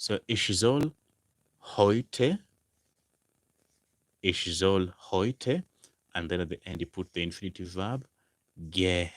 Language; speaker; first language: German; non-native, fluent; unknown